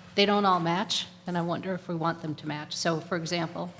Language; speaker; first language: English; native; English